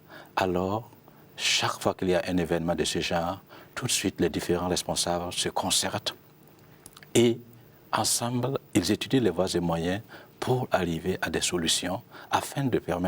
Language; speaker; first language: French; non-native, local second language; Mossi